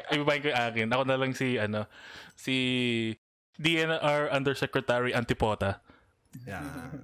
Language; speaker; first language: Filipino; native; Filipino